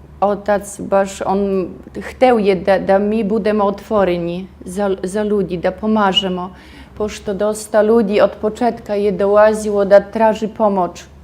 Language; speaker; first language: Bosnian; non-native, fluent; Russian